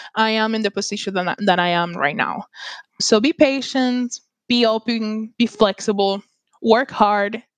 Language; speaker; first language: English; non-native, fluent; Spanish